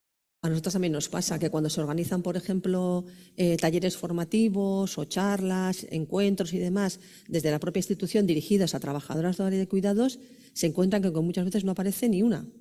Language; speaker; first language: Spanish; native; Spanish